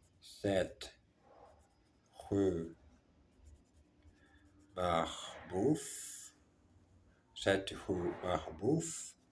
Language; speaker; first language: French; non-native, learner; Portuguese